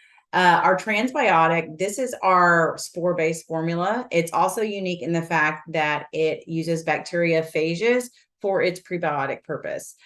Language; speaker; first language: English; native; English